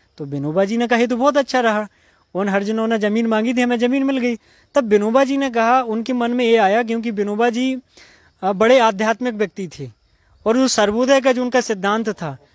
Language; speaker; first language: Hindi; native; Hindi